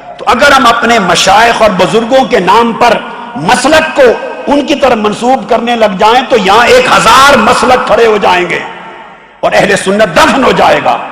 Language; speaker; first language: Urdu; non-native, local second language; Punjabi